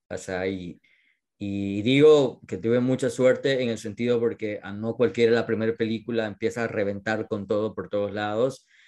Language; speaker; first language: Spanish; native; Spanish